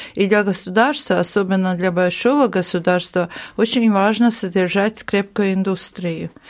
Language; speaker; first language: Russian; non-native, local second language; Latvian